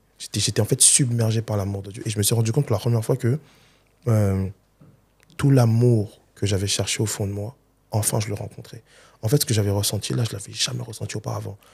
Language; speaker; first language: French; early bilingual, other home language; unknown